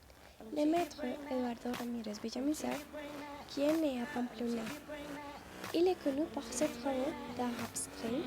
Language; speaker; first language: French; non-native, learner; Spanish